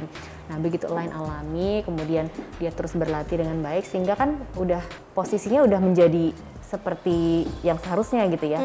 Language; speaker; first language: Indonesian; native; Indonesian